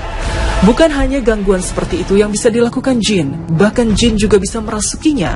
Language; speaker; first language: Indonesian; native; Indonesian